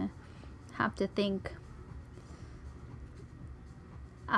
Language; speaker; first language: English; early bilingual, other home language; Spanish